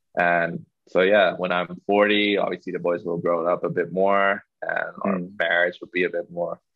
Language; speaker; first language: English; non-native, local second language; Chinese